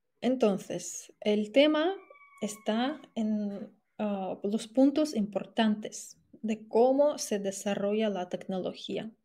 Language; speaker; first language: Spanish; non-native, fluent; Russian